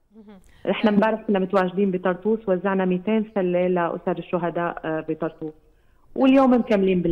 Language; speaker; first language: Arabic; native; Arabic